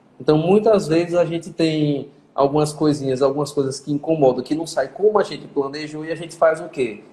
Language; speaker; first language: Portuguese; native; Portuguese